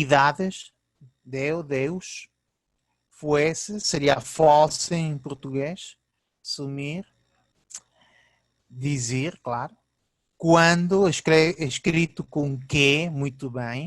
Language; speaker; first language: Portuguese; early bilingual, heritage; Portuguese